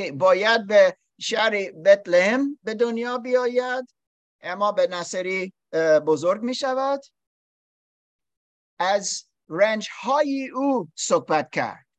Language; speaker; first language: Persian; non-native, learner; English